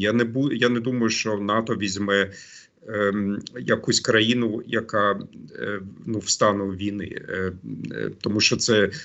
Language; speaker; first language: Ukrainian; non-native, fluent; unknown